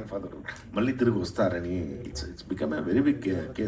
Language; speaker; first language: Telugu; non-native, learner; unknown